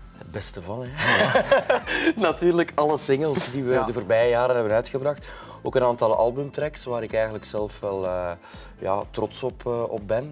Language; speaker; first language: Dutch; native; Dutch